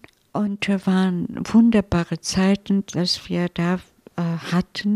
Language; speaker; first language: German; non-native, fluent; Italian